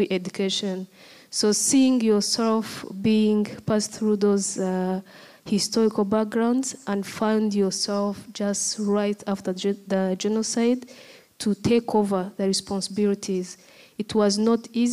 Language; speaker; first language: English; non-native, local second language; Kinyarwanda